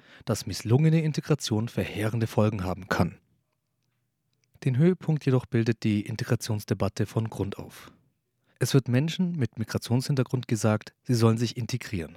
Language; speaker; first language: German; early bilingual, other home language; Turkish